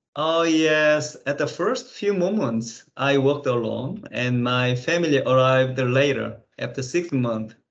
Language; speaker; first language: English; non-native, fluent; Korean